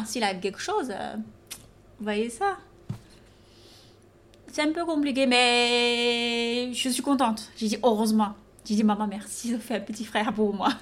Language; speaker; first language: French; non-native, fluent; Chinese